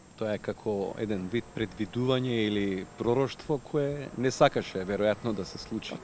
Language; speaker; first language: Macedonian; native; Macedonian